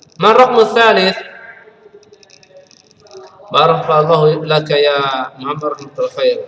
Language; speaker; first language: Arabic; non-native, fluent; Indonesian